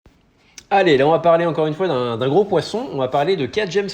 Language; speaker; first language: French; native; French